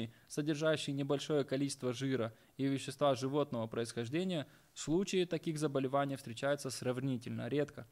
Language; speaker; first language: Russian; native; Russian